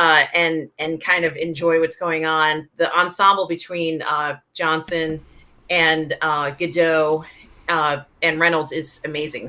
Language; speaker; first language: English; native; English